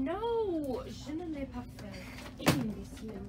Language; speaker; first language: French; non-native, learner; English